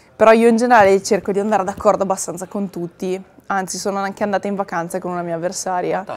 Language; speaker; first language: Italian; native; Italian